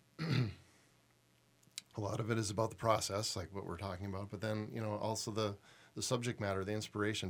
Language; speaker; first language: English; native; English